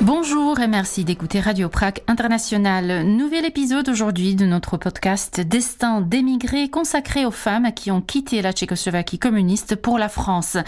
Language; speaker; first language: French; non-native, fluent; Czech